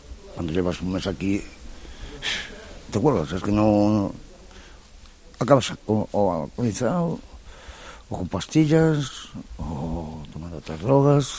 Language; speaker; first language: Spanish; native; Spanish